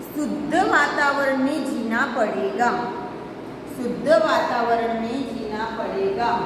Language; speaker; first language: Hindi; non-native, local second language; Gujarati